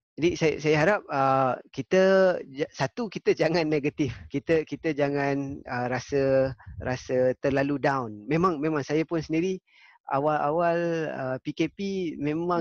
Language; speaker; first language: Malay; native; Malay